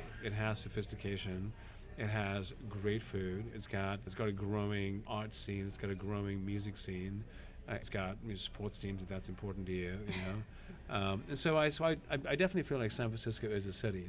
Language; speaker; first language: English; non-native, local second language; Hindi